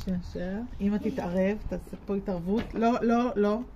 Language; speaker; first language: Hebrew; native; Hebrew